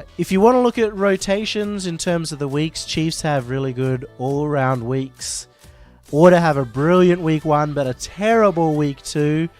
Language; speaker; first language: English; native; English